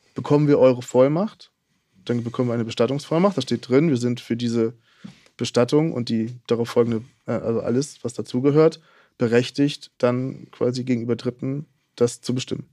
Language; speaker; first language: German; native; German